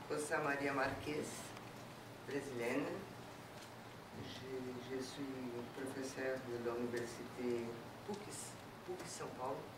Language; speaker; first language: French; non-native, fluent; Portuguese